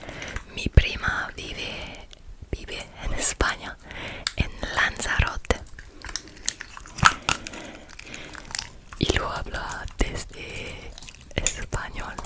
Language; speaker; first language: Spanish; non-native, learner; French